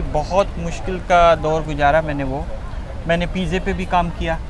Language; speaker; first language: Hindi; native; Hindi